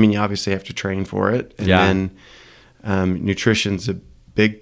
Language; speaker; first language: English; native; English